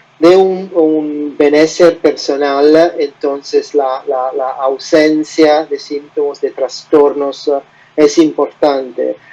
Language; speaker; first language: Spanish; non-native, fluent; Italian